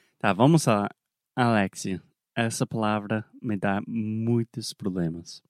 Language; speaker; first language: Portuguese; non-native, fluent; English